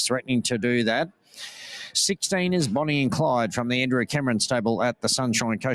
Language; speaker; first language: English; native; English